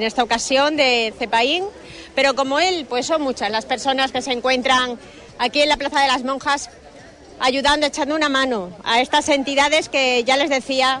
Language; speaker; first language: Spanish; native; Spanish